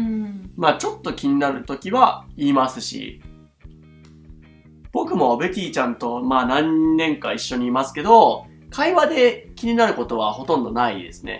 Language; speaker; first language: Japanese; native; Japanese